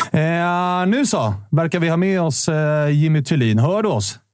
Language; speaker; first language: Swedish; native; Swedish